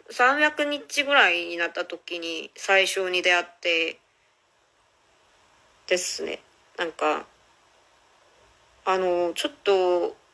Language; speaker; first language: Japanese; non-native, fluent; Korean